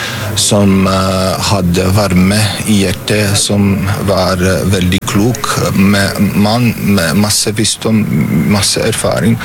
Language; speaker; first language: Norwegian; non-native, fluent; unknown